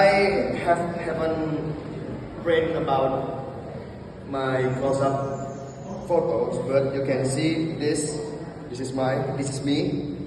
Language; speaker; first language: English; non-native, learner; Indonesian